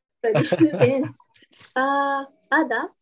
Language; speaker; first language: Indonesian; non-native, learner; Japanese